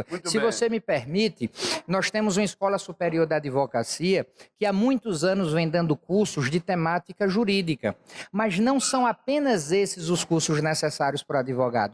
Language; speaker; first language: Portuguese; native; Portuguese